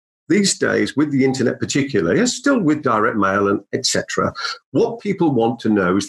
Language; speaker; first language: English; native; English